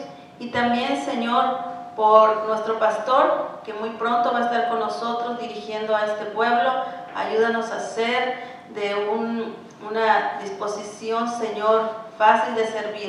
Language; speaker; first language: Spanish; native; Spanish